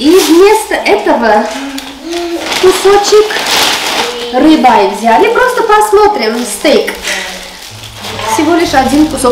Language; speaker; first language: Russian; non-native, fluent; Armenian